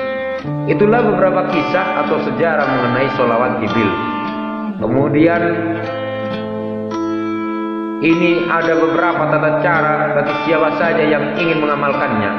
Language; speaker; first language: Indonesian; native; Indonesian